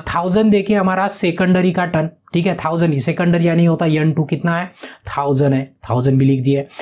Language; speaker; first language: Hindi; non-native, local second language; Marathi